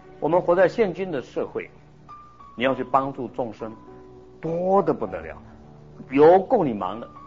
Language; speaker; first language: Chinese; early bilingual, heritage; Chinese